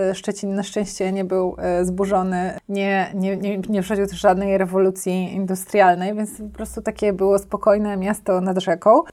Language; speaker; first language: Polish; native; Polish